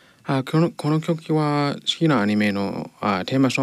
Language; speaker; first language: Japanese; non-native, learner; English